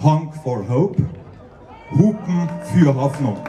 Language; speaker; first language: German; native; German